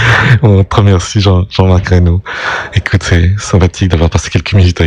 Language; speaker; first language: French; native; French